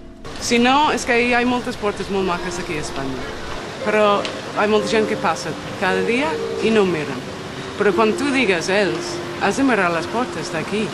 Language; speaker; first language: Catalan; non-native, learner; English